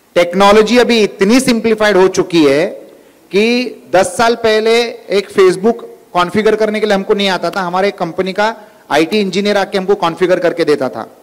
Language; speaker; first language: Hindi; non-native, local second language; Marathi